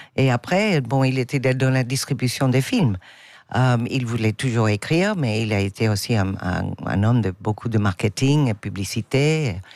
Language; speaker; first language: French; non-native, fluent; English